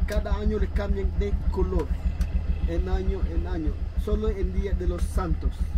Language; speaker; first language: Spanish; non-native, local second language; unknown